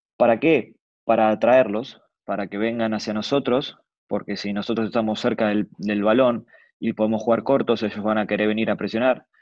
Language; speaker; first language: Spanish; native; Spanish